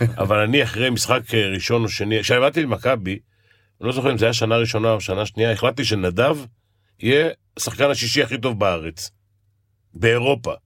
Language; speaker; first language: Hebrew; native; Hebrew